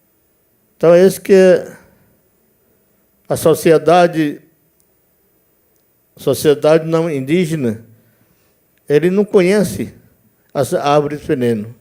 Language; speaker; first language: Portuguese; non-native, local second language; Yanomámi